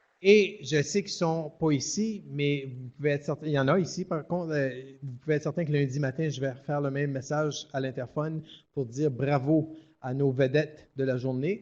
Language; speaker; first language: French; native; French